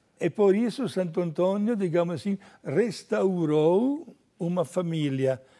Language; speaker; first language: Portuguese; non-native, fluent; Italian